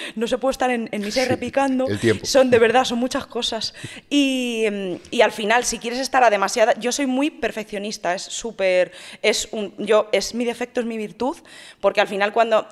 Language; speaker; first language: Spanish; native; Spanish